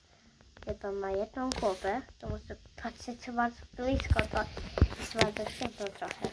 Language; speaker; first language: Polish; early bilingual, heritage; Polish